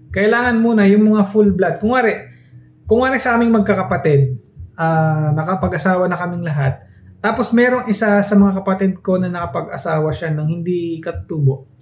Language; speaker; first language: Filipino; non-native, local second language; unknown